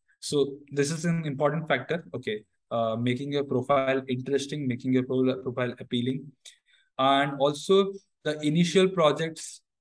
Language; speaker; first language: English; non-native, local second language; Odia